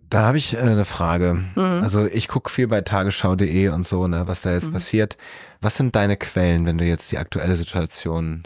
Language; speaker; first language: German; native; German